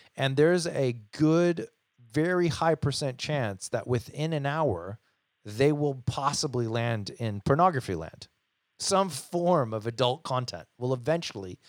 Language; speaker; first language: English; native; English